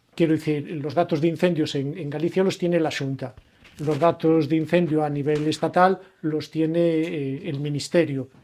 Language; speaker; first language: Spanish; native; Spanish